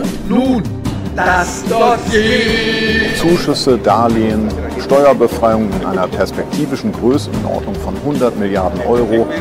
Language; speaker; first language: German; native; German